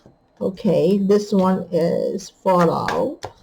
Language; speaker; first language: English; non-native, fluent; Chinese